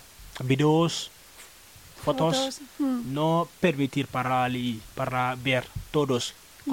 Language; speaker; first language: Spanish; non-native, learner; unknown